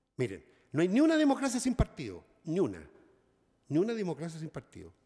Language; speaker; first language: Spanish; native; Spanish